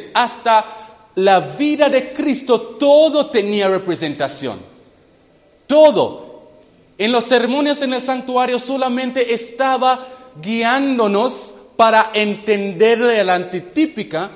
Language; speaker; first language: Spanish; non-native, fluent; English